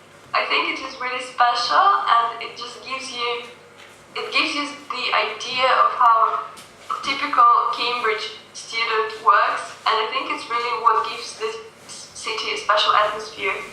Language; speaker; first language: English; non-native, fluent; Russian